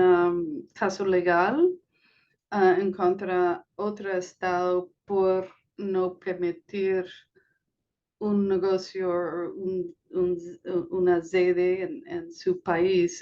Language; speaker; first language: Spanish; non-native, fluent; English